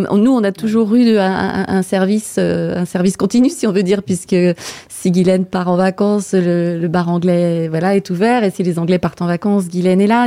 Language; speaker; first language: French; native; French